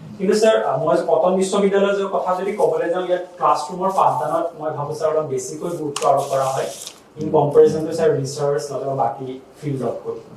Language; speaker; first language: Assamese; native; Assamese